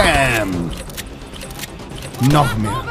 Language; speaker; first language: German; native; German